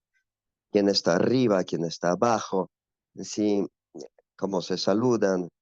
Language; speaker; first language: Spanish; non-native, fluent; Polish